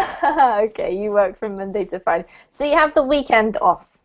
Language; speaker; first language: English; native; English